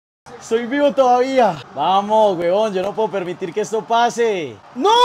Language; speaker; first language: Spanish; native; Spanish